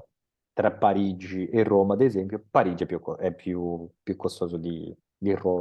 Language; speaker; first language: Italian; non-native, fluent; Portuguese